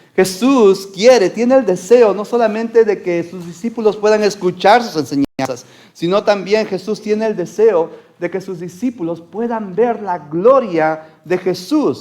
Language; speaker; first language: Spanish; native; Spanish